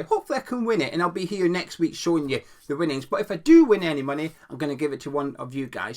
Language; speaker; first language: English; native; English